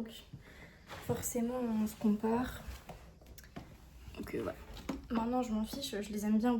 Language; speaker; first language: French; native; French